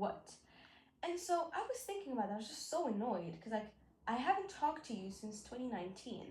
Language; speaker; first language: English; non-native, local second language; Arabic